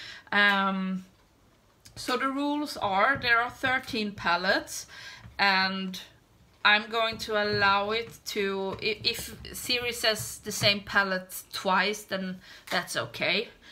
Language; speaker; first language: English; non-native, fluent; Swedish